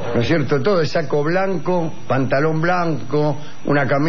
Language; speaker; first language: Spanish; native; Spanish